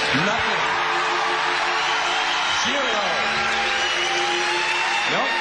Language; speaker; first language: English; native; English